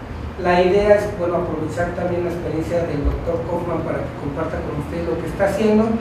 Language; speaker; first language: Spanish; native; Spanish